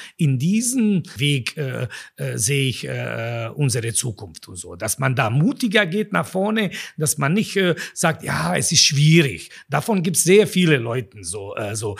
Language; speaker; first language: German; non-native, fluent; Serbian